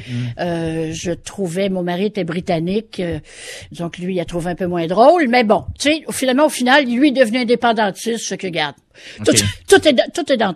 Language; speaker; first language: French; native; French